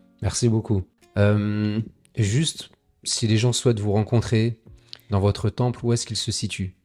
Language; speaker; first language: French; native; French